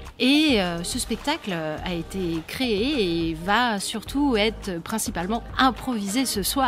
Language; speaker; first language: French; native; French